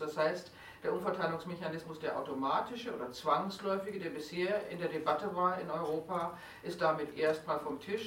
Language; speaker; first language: German; native; German